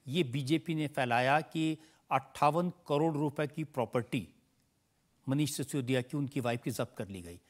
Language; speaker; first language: Hindi; native; Hindi